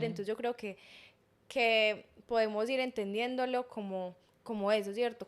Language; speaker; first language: Spanish; native; Spanish